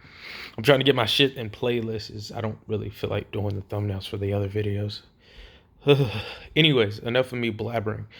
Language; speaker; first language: English; native; English